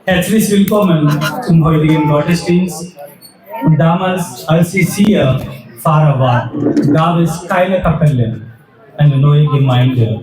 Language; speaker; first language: German; non-native, fluent; Telugu